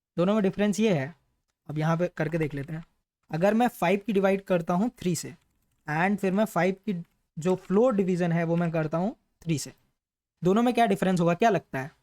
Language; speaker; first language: Hindi; native; Hindi